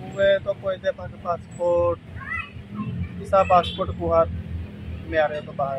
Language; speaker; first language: Filipino; non-native, learner; Punjabi